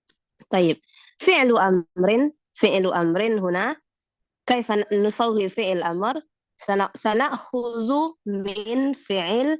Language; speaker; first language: Arabic; non-native, fluent; Indonesian